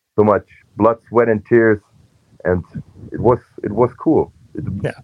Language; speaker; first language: English; non-native, fluent; German